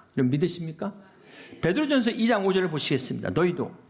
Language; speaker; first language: Korean; native; Korean